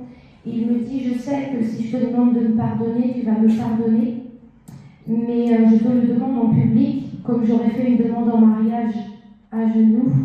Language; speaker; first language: French; native; French